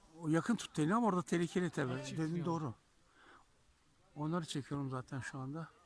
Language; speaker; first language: Turkish; native; Turkish